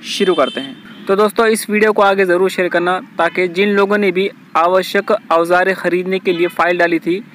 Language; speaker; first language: Hindi; non-native, local second language; Marathi